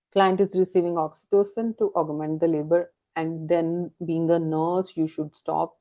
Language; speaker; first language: English; non-native, local second language; Punjabi